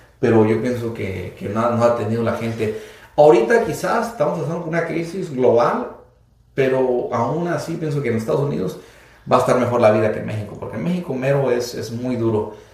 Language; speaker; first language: Spanish; early bilingual, heritage; Spanish